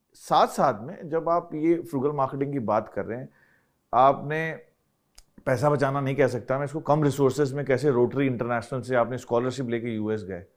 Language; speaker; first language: Hindi; native; Hindi